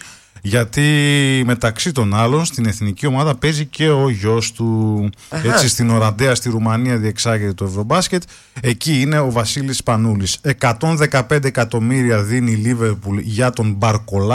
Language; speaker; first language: Greek; native; Greek